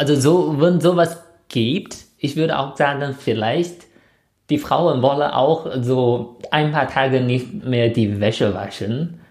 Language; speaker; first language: German; non-native, fluent; Chinese